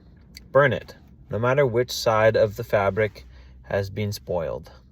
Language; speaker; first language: English; native; English